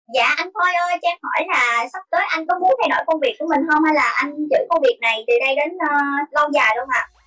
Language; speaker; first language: Vietnamese; native; Vietnamese